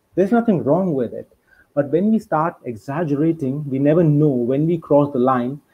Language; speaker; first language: English; non-native, local second language; Hindi